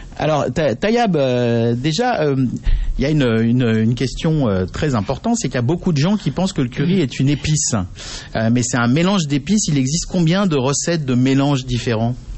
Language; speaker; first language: French; native; French